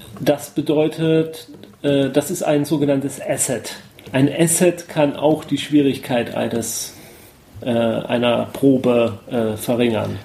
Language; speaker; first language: German; native; German